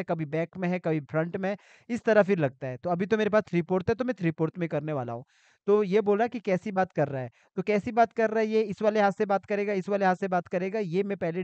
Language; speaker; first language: Hindi; native; Hindi